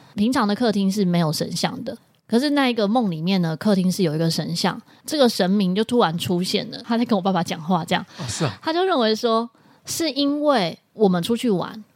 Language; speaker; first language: Chinese; native; Chinese